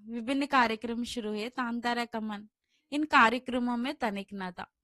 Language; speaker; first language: Hindi; non-native, local second language; Telugu